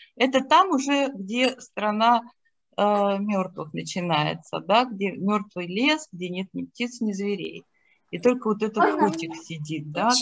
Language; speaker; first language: Russian; native; Russian